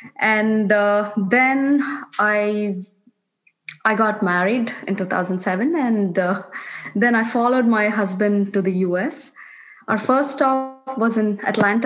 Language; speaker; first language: English; non-native, local second language; Kannada